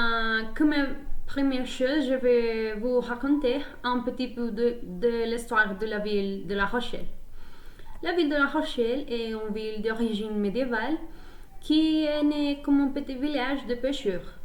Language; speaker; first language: French; non-native, learner; Spanish